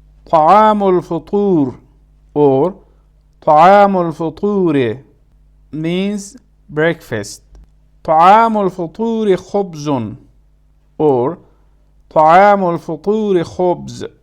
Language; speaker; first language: Arabic; non-native, fluent; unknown